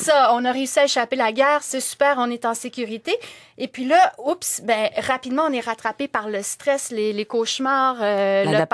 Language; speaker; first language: French; native; French